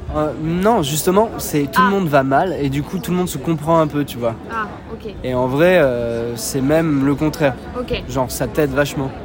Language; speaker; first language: French; native; French